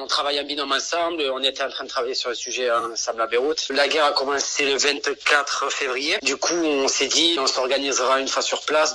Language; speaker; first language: French; native; French